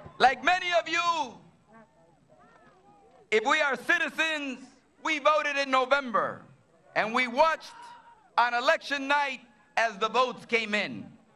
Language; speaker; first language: English; early bilingual, other home language; Spanish